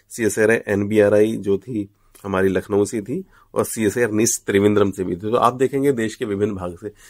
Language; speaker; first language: Hindi; native; Hindi